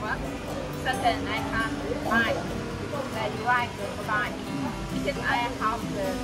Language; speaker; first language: English; non-native, fluent; Vietnamese